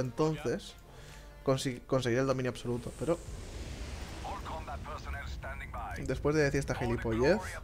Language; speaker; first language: Spanish; native; Spanish